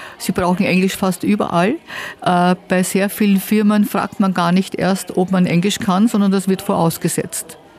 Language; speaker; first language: German; native; German